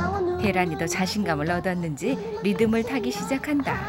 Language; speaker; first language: Korean; native; Korean